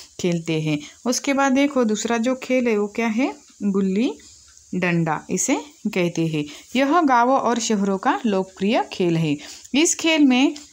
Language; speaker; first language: Hindi; non-native, local second language; Marathi